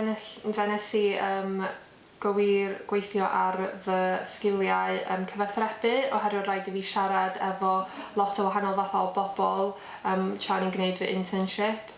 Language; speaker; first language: Welsh; native; Welsh